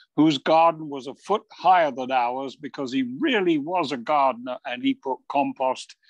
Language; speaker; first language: English; native; English